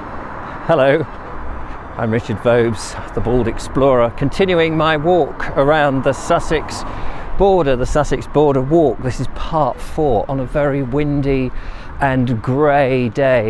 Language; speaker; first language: English; native; English